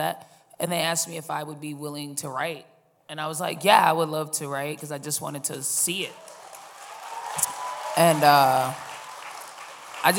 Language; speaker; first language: English; native; English